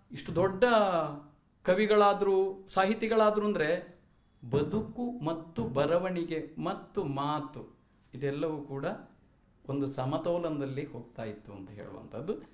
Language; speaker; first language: Kannada; non-native, local second language; Malayalam